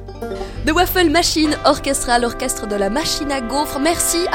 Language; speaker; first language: French; native; French